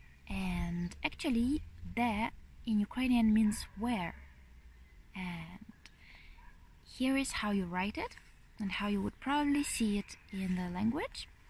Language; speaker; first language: English; non-native, fluent; Ukrainian